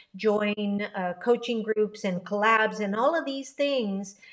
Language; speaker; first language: English; early bilingual, other home language; Spanish